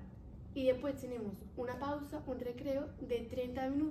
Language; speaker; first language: Spanish; native; Spanish